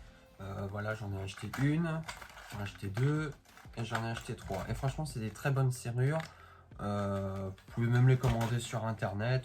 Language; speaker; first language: French; native; French